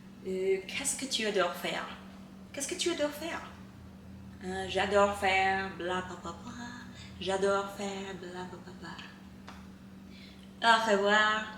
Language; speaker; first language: French; non-native, learner; English